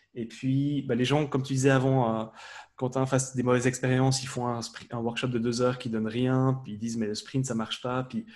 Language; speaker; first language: French; native; French